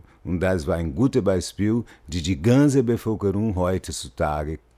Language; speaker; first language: German; non-native, learner; Portuguese